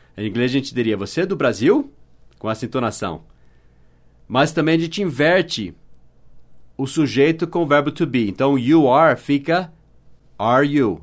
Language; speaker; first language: Portuguese; non-native, fluent; English